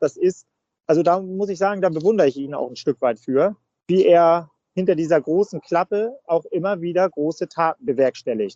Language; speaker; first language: German; native; German